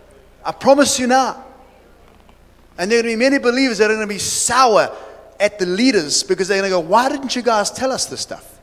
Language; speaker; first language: English; native; English